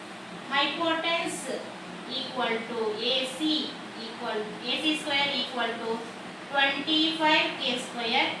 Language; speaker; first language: English; non-native, local second language; Telugu